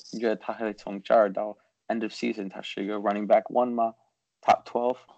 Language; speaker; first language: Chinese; early bilingual, heritage; Chinese